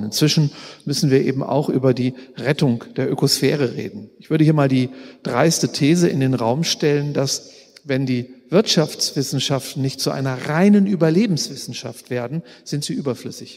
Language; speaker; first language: German; native; German